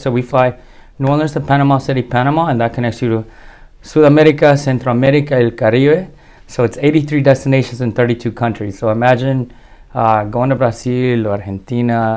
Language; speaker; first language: English; early bilingual, other home language; Spanish